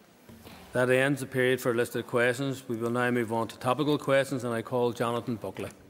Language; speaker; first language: English; native; English